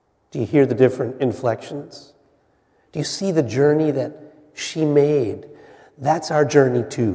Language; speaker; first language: English; native; English